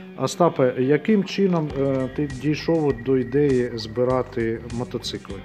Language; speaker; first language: Ukrainian; non-native, local second language; Russian